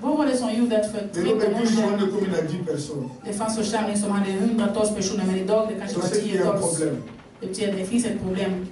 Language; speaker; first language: Swedish; non-native, fluent; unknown